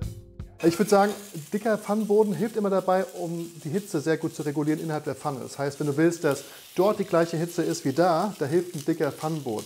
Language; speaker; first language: German; native; German